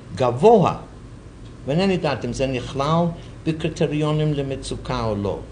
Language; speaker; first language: Hebrew; non-native, fluent; English